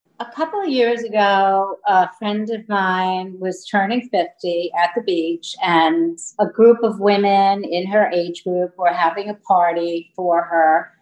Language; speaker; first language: English; native; English